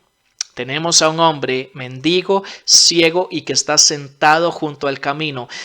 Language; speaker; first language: Spanish; native; Spanish